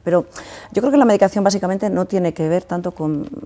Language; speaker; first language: Spanish; native; Spanish